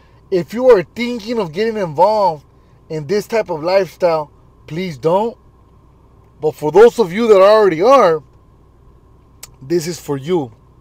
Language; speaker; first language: English; early bilingual, other home language; Spanish